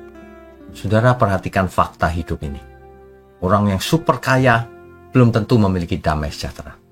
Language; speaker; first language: Indonesian; native; Indonesian